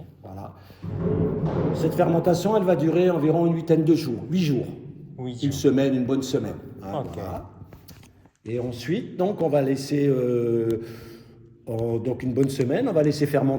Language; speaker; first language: French; native; French